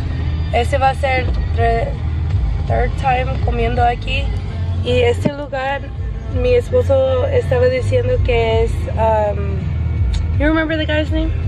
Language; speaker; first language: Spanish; non-native, learner; English